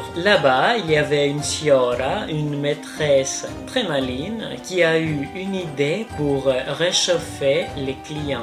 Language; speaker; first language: French; non-native, fluent; Greek